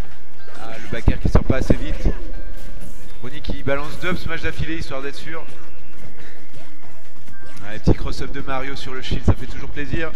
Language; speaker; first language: French; native; French